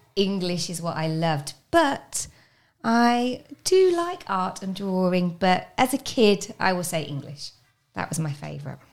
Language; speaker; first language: English; native; English